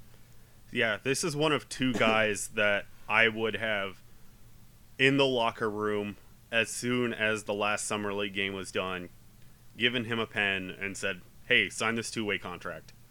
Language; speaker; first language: English; native; English